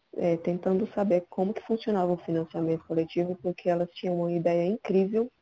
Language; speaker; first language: Portuguese; native; Portuguese